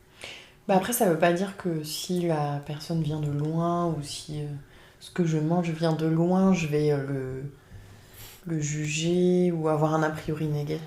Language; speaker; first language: French; native; French